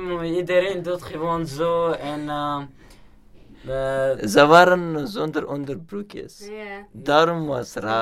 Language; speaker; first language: Dutch; non-native, learner; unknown